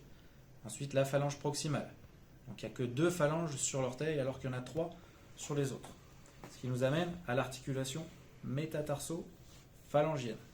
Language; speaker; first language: French; native; French